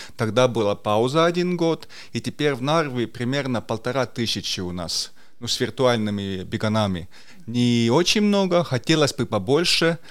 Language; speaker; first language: Russian; non-native, local second language; Estonian